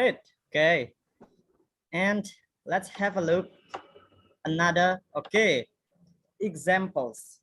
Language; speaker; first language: English; non-native, fluent; Indonesian